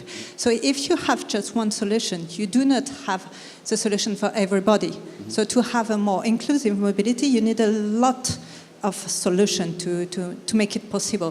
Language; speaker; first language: English; non-native, fluent; French